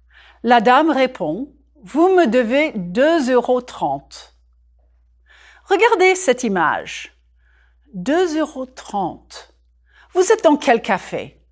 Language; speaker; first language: French; non-native, fluent; English